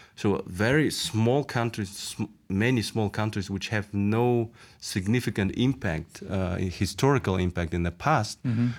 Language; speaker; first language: English; non-native, fluent; Mongolian